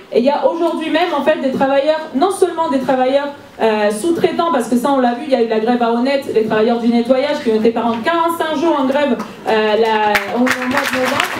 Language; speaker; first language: French; non-native, fluent; Spanish